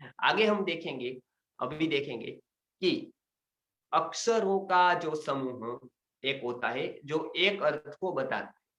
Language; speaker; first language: Hindi; non-native, local second language; Gujarati